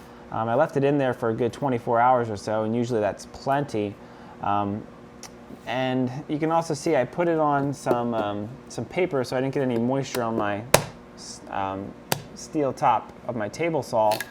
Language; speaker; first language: English; native; English